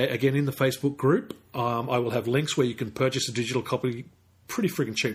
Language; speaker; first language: English; native; English